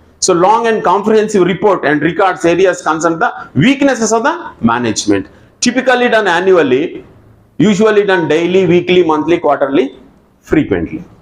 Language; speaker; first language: English; non-native, local second language; Telugu